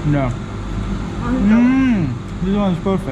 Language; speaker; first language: English; non-native, fluent; Turkish